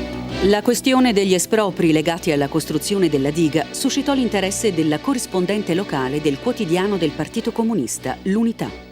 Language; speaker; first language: Italian; native; Italian